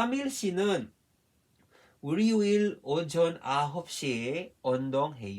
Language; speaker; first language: Korean; non-native, fluent; Filipino